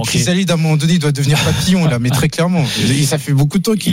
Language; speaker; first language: French; native; French